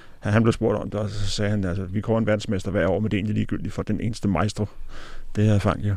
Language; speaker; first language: Danish; native; Danish